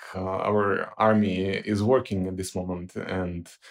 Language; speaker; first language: English; non-native, fluent; Ukrainian